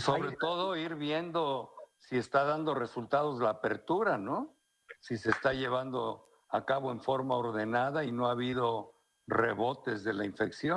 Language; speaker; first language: Spanish; native; Spanish